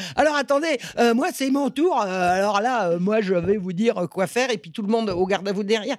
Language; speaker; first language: French; native; French